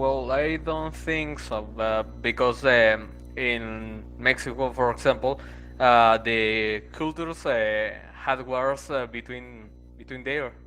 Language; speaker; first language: English; non-native, learner; Spanish